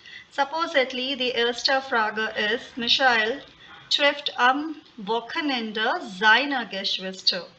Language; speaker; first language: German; non-native, fluent; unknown